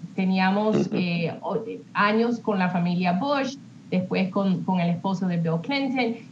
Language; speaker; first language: Spanish; early bilingual, heritage; Spanish